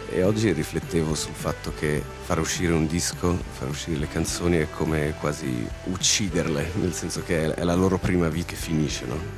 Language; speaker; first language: Italian; native; Italian